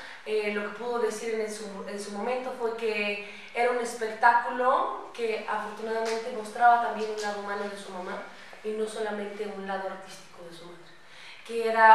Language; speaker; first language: Spanish; native; Spanish